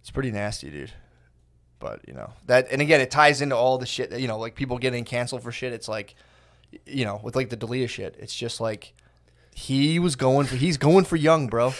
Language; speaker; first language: English; native; English